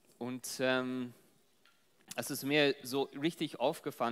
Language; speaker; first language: German; non-native, fluent; English